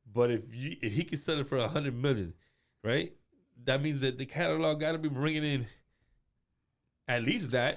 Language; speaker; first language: English; native; English